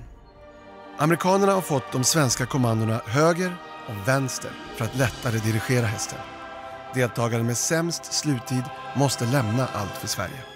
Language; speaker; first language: Swedish; native; Swedish